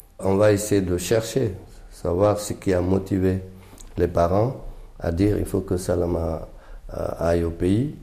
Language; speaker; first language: French; non-native, local second language; Fula